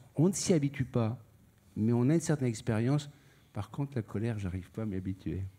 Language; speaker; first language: French; native; French